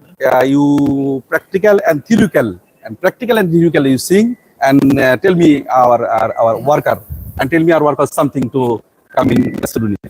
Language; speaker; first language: English; non-native, local second language; Bangla